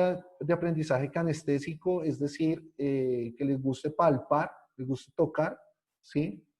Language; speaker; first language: Spanish; native; Spanish